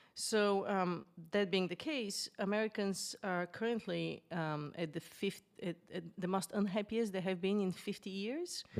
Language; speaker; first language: English; non-native, fluent; Bulgarian